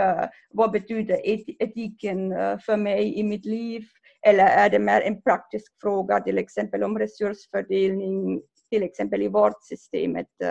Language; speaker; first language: Swedish; non-native, fluent; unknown